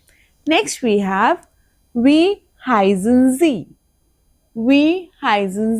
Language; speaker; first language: German; non-native, fluent; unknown